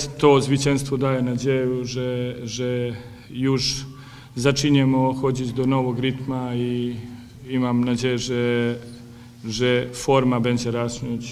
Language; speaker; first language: Polish; non-native, learner; Serbian